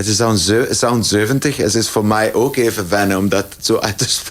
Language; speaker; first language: Dutch; non-native, fluent; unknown